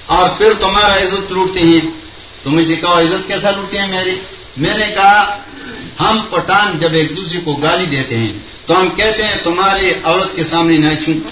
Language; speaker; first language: Urdu; non-native, local second language; Pashto